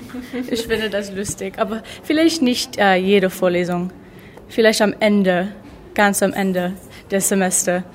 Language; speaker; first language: German; non-native, learner; English